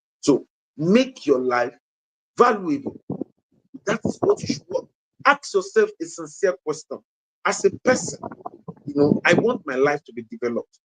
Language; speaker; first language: English; non-native, local second language; Yoruba